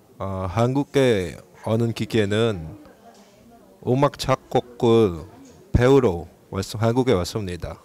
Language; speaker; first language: Korean; non-native, learner; Indonesian